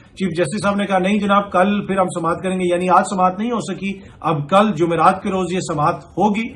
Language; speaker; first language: Urdu; native; Urdu